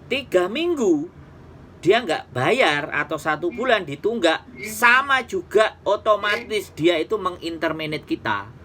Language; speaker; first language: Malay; non-native, local second language; Javanese